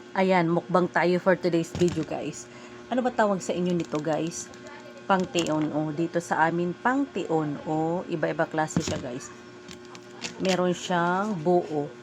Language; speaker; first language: Filipino; native; Filipino